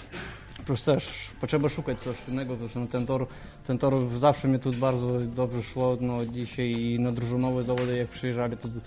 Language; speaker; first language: Polish; non-native, learner; Russian